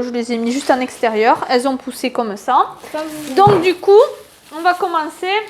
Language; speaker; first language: French; native; French